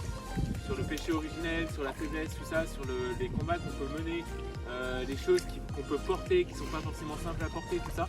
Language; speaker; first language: French; native; French